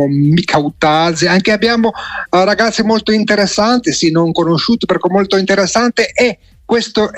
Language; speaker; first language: Italian; non-native, fluent; Georgian